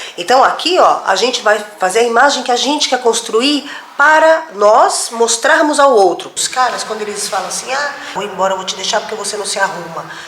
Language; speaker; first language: Portuguese; native; Portuguese